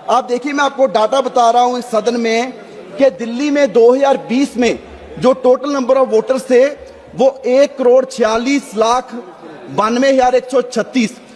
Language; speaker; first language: Hindi; non-native, local second language; Punjabi